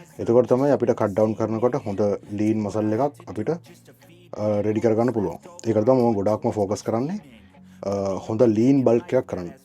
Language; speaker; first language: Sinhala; native; Sinhala